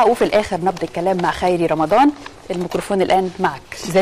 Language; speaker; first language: Arabic; native; Arabic